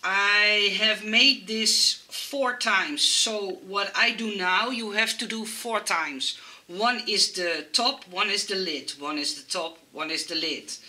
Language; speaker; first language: English; non-native, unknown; Dutch